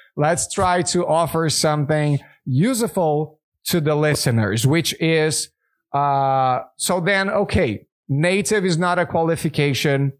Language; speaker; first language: English; non-native, fluent; Portuguese